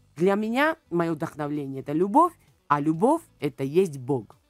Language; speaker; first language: Russian; non-native, fluent; Georgian